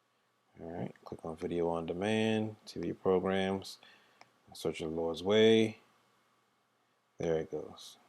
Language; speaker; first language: English; native; English